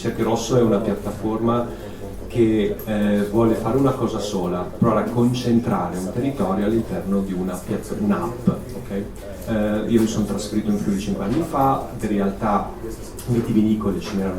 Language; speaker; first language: Italian; native; Italian